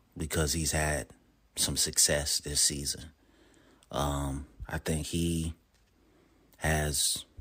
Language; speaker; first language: English; native; English